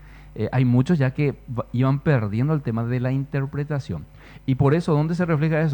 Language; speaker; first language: Spanish; native; Spanish